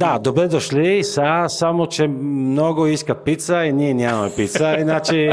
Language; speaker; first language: Bulgarian; non-native, fluent; Italian